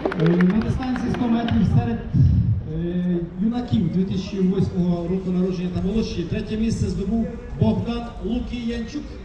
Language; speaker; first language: Ukrainian; native; Ukrainian